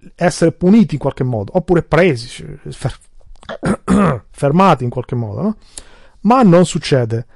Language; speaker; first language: Italian; early bilingual, other home language; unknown